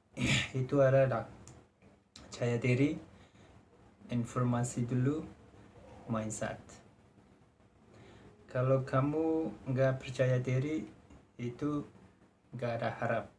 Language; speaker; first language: Indonesian; non-native, fluent; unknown